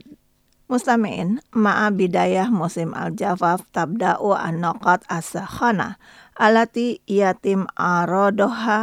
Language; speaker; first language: Arabic; non-native, fluent; Indonesian